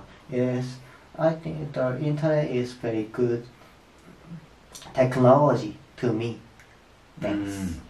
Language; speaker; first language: English; non-native, learner; Korean